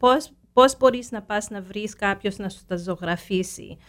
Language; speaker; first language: Greek; early bilingual, heritage; Greek